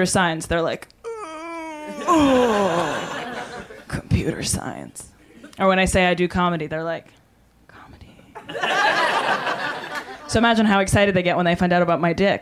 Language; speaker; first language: English; non-native, fluent; Russian